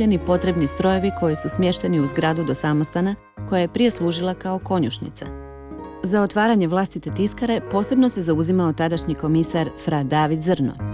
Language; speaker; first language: Croatian; native; Croatian